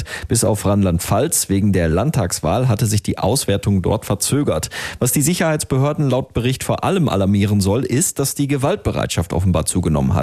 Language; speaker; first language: German; native; German